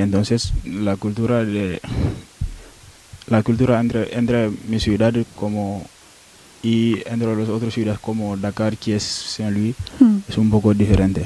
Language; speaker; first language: Spanish; non-native, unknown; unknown